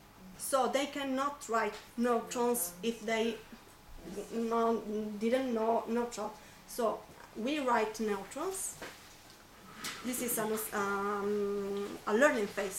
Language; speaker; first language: English; non-native, fluent; Italian